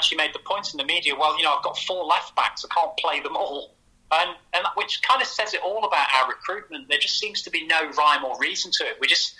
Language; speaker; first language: English; native; English